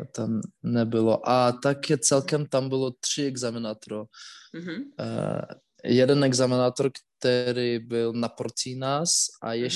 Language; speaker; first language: Czech; non-native, learner; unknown